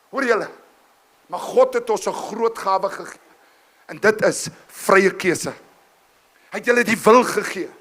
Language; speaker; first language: Afrikaans; native; Afrikaans